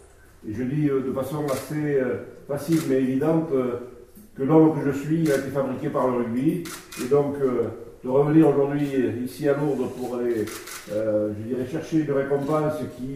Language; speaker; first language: French; native; French